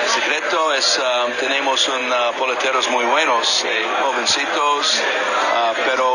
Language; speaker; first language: Spanish; non-native, learner; English